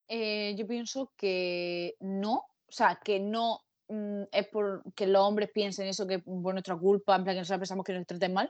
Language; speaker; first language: Spanish; native; Spanish